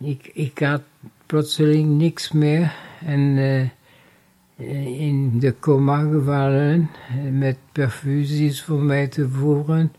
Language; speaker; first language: Dutch; non-native, fluent; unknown